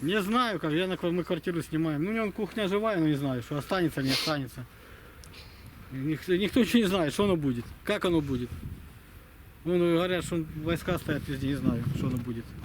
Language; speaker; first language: Russian; native; Russian